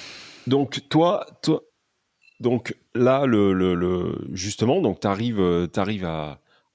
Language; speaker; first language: French; native; French